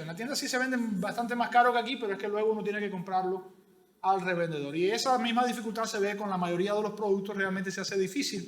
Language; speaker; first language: Spanish; native; Spanish